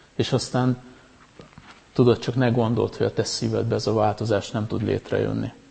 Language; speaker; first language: Hungarian; native; Hungarian